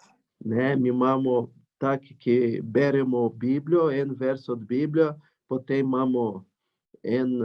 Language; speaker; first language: Slovenian; non-native, learner; Portuguese